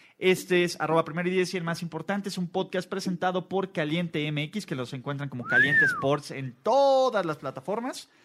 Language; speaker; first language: Spanish; native; Spanish